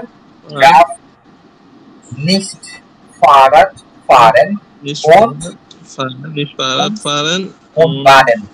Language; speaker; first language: German; non-native, learner; Bangla